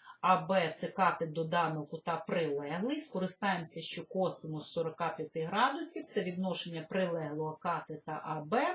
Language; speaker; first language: Ukrainian; native; Ukrainian